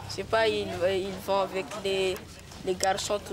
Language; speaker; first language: French; non-native, learner; Malagasy